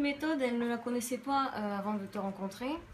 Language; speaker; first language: French; native; French